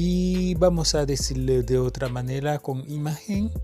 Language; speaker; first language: Spanish; non-native, fluent; Haitian Creole